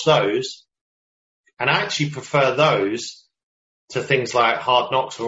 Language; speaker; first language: English; native; English